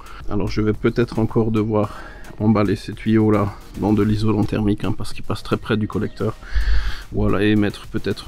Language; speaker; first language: French; native; French